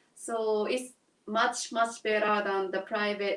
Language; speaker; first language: English; non-native, learner; Japanese